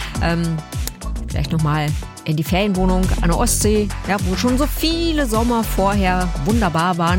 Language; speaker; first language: German; native; German